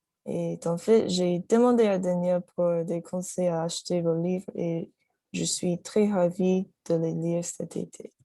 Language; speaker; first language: French; non-native, fluent; English